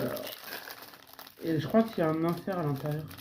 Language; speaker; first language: French; native; French